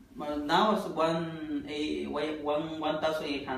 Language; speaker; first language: English; non-native, learner; Spanish